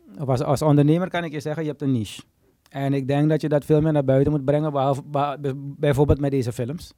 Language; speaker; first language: Dutch; native; Dutch